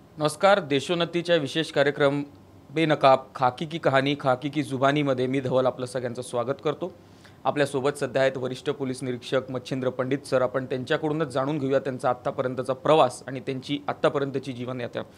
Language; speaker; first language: Marathi; native; Marathi